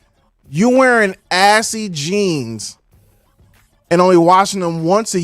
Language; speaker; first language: English; native; English